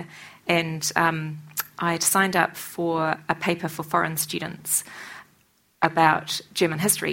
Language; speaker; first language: English; native; English